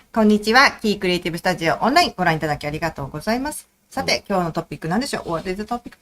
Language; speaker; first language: Japanese; native; Japanese